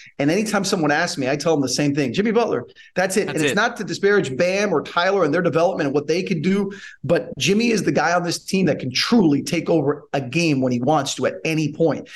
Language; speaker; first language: English; native; English